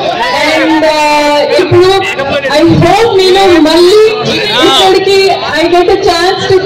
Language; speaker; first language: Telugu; non-native, learner; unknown